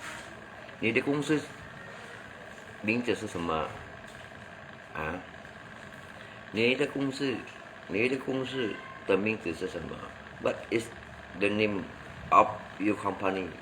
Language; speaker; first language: Chinese; non-native, learner; Hakka Chinese